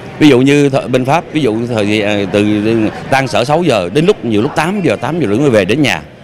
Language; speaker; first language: Vietnamese; native; Vietnamese